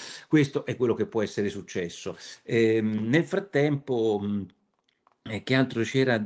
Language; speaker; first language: Italian; native; Italian